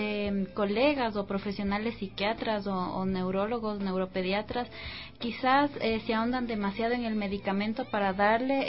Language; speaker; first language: Spanish; native; Spanish